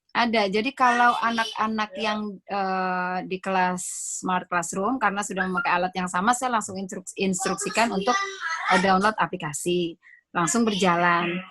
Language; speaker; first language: Indonesian; native; Indonesian